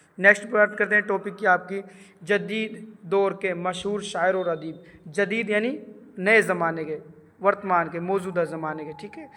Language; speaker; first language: Urdu; native; Urdu